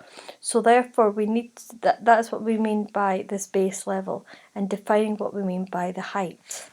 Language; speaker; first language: English; native; English